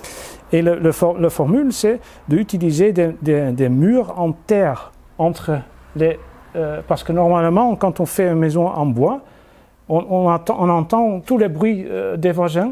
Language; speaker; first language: French; non-native, fluent; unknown